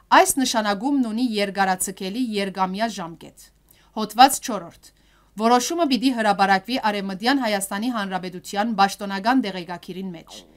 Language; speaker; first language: Armenian; early bilingual, heritage; Armenian